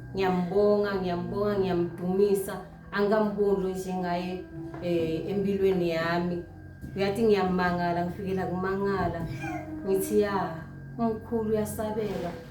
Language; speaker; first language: Zulu; non-native, local second language; South Ndebele